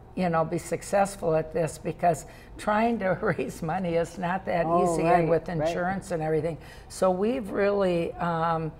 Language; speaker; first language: English; native; English